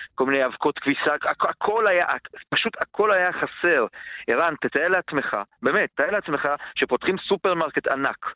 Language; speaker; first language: Hebrew; early bilingual, other home language; Romanian